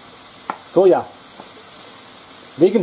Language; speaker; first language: German; native; German